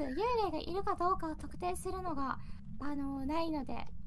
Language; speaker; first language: Japanese; native; Japanese